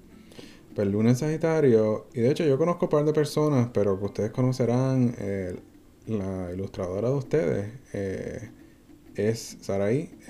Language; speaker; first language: Spanish; native; Spanish